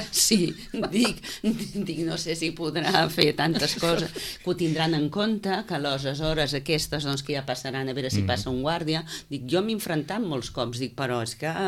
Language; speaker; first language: Catalan; native; Catalan